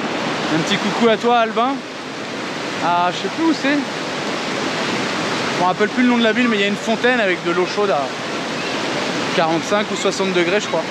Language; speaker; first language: French; native; French